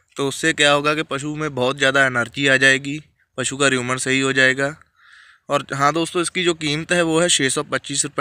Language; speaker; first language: Hindi; non-native, local second language; Punjabi